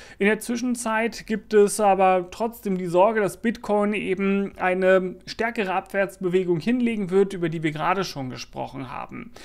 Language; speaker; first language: German; native; German